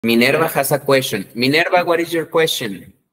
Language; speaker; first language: English; non-native, fluent; Spanish